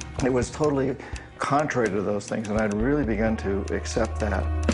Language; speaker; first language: English; native; English